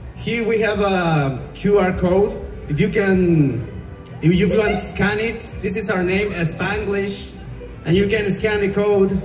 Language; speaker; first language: English; non-native, fluent; Spanish